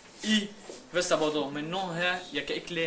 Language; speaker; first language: Danish; non-native, learner; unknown